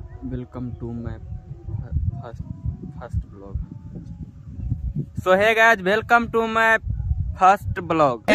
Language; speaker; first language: Hindi; non-native, local second language; Maithili